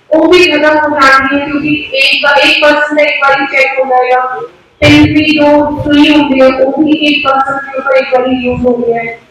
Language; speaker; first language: Hindi; non-native, local second language; Punjabi